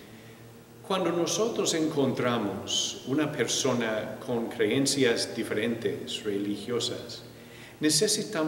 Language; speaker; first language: Spanish; non-native, fluent; English